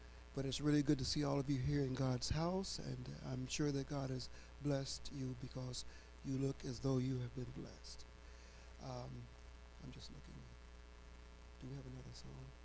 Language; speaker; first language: English; native; English